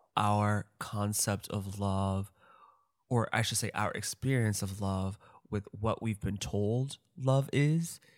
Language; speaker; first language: English; native; English